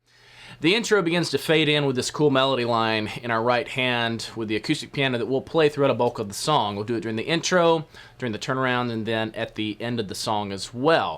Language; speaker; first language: English; native; English